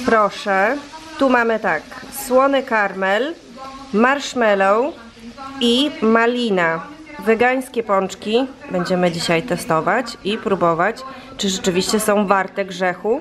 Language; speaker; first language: Polish; native; Polish